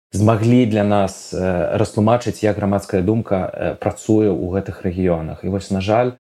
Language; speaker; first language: Belarusian; non-native, local second language; Russian